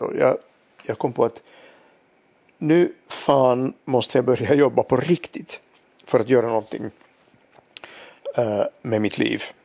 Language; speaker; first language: Swedish; non-native, local second language; Finnish